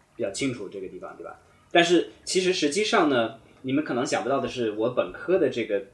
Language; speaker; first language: Chinese; non-native, fluent; English